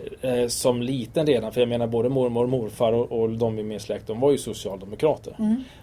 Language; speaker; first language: Swedish; native; Swedish